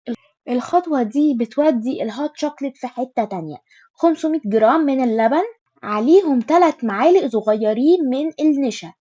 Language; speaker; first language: Arabic; native; Arabic